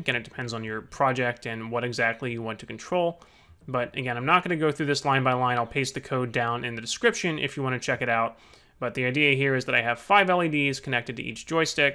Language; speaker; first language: English; native; English